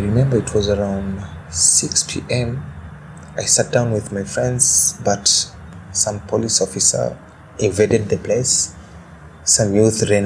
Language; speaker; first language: English; non-native, local second language; Swahili